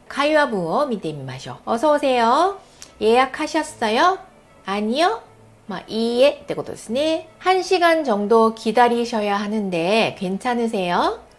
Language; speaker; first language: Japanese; non-native, fluent; Korean